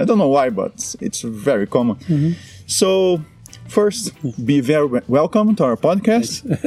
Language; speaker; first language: English; non-native, learner; Portuguese